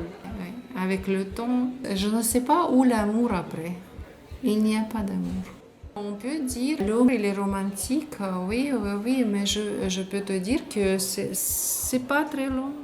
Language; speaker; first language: French; non-native, learner; Russian